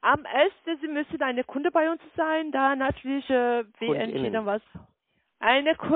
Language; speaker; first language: German; non-native, learner; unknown